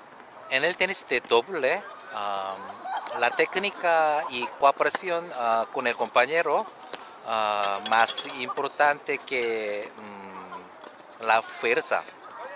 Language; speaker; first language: Spanish; non-native, learner; Korean